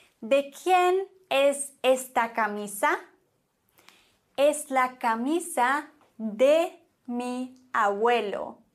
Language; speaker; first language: Spanish; non-native, fluent; German